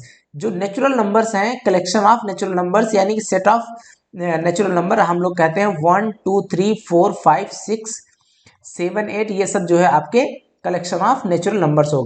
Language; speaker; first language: Hindi; native; Hindi